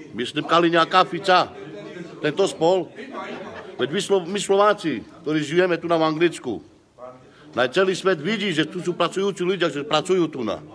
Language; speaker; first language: Slovak; non-native, local second language; Romany